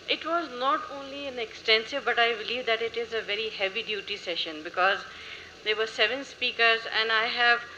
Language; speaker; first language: English; non-native, local second language; Urdu